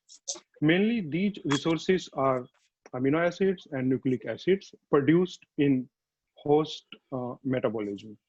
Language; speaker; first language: English; non-native, fluent; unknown